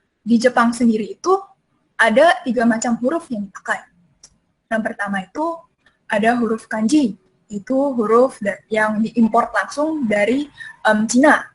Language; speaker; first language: Indonesian; native; Indonesian